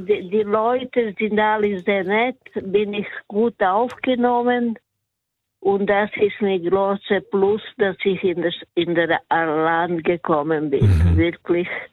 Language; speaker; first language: German; non-native, fluent; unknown